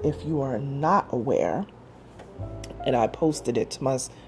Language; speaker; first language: English; native; English